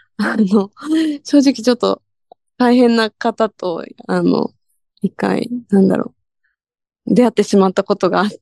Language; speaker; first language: Japanese; native; Japanese